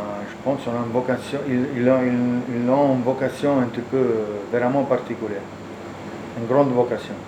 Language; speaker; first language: French; non-native, learner; Italian